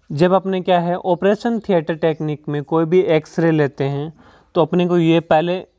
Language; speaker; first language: Hindi; native; Hindi